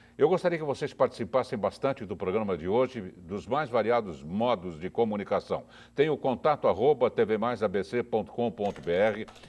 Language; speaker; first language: Portuguese; native; Portuguese